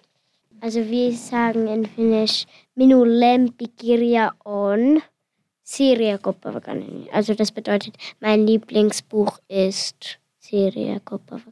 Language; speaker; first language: German; non-native, learner; Finnish